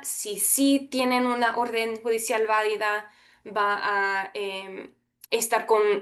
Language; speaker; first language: Spanish; early bilingual, heritage; Spanish